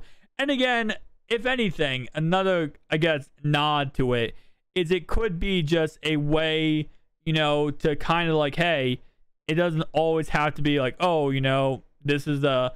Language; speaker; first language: English; native; English